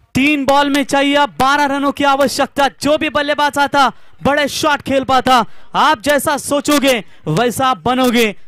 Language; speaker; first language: Hindi; non-native, local second language; Marathi